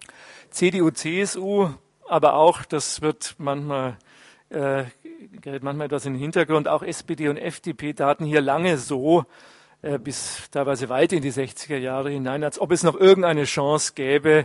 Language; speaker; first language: German; native; German